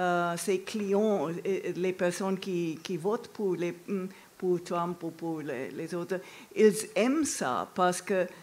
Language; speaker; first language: French; non-native, fluent; English